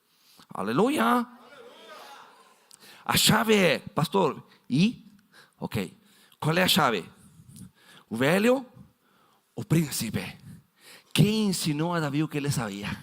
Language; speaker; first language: Portuguese; non-native, fluent; Spanish